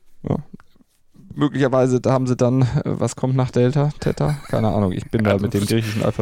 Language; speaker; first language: German; native; German